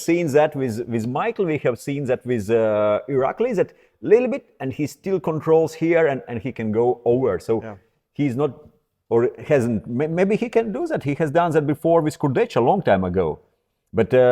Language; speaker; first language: English; non-native, fluent; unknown